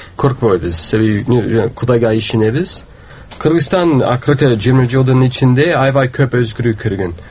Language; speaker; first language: Kyrgyz; non-native, fluent; English